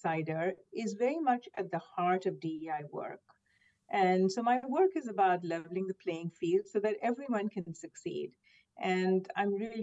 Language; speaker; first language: English; non-native, local second language; Hindi